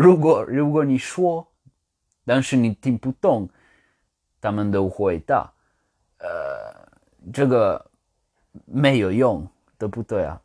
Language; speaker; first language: Chinese; non-native, learner; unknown